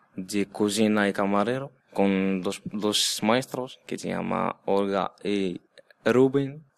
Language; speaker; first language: Spanish; non-native, fluent; Arabic